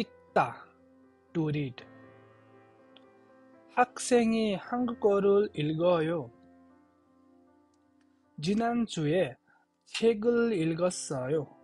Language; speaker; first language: Korean; non-native, fluent; Nepali